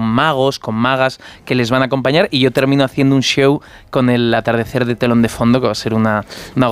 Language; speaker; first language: Spanish; native; Spanish